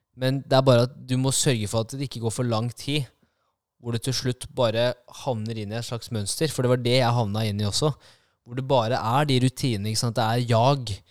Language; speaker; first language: Norwegian; native; Norwegian